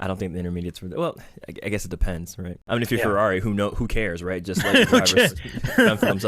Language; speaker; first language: English; native; English